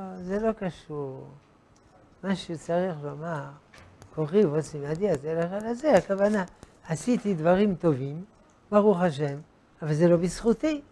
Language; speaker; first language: Hebrew; non-native, fluent; French